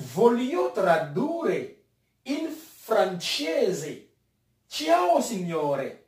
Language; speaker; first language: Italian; non-native, fluent; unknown